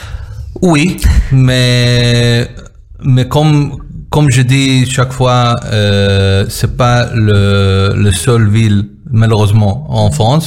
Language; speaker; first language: French; non-native, learner; Hebrew